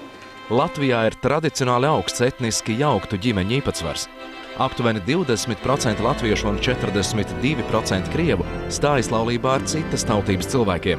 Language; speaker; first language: Latvian; native; Latvian